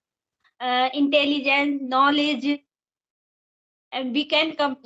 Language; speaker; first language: English; non-native, learner; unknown